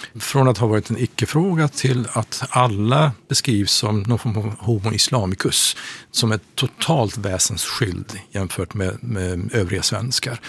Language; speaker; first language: Swedish; non-native, fluent; Persian